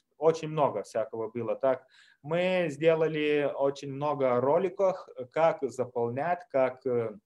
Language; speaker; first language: Russian; non-native, fluent; Lithuanian